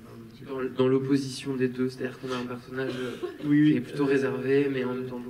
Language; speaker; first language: French; native; French